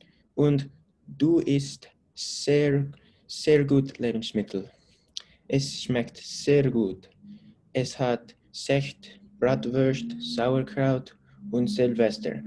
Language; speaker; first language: German; non-native, learner; English